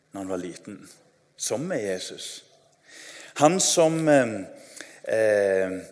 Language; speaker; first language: Norwegian; native; Norwegian